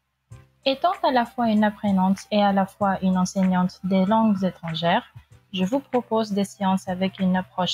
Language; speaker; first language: French; non-native, fluent; Filipino